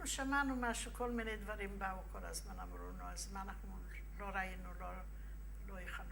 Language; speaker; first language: Hebrew; non-native, fluent; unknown